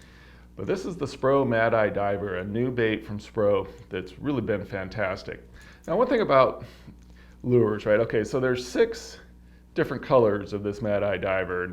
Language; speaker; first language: English; native; English